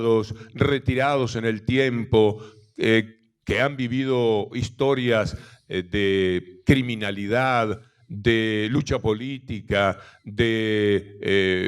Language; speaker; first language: Spanish; native; Spanish